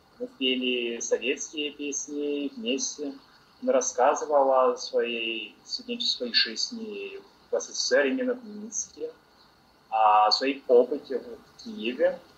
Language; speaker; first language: Russian; non-native, learner; Portuguese